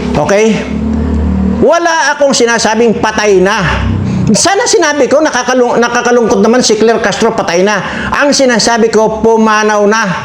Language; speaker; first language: Filipino; non-native, local second language; Iloko